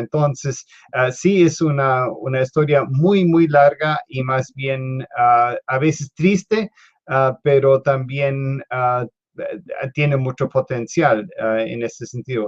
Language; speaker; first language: Spanish; non-native, fluent; English